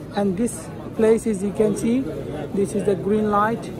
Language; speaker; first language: English; non-native, local second language; Bangla